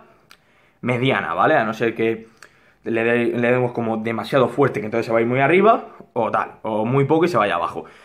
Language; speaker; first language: Spanish; native; Spanish